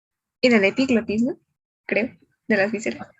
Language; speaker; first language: Spanish; native; Spanish